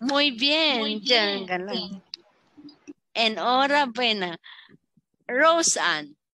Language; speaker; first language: Spanish; non-native, fluent; Filipino